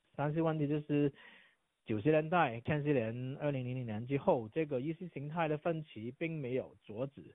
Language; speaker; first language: Chinese; non-native, fluent; Cantonese